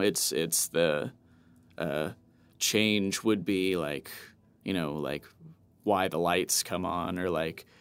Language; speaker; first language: English; native; English